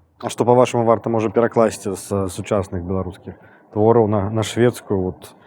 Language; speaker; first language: Belarusian; non-native, local second language; Russian